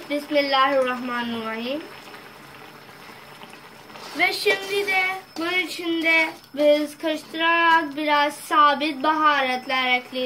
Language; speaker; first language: Turkish; non-native, fluent; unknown